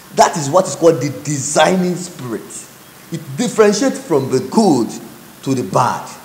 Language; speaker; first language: English; non-native, local second language; Yoruba